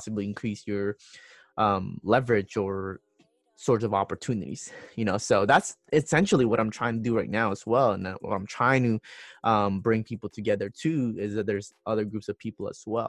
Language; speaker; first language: English; non-native, local second language; Filipino